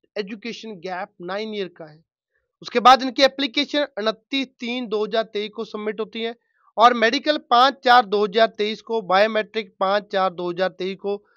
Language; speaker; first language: Hindi; non-native, local second language; Punjabi